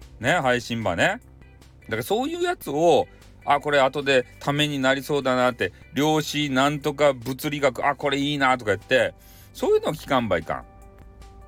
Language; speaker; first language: Japanese; native; Japanese